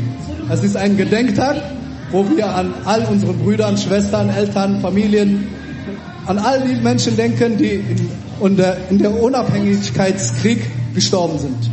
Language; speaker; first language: German; early bilingual, other home language; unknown